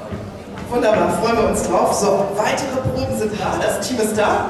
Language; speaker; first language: German; native; German